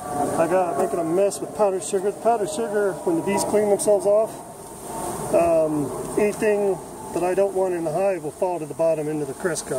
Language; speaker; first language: English; native; English